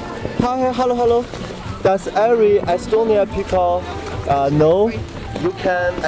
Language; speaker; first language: English; non-native, learner; Chinese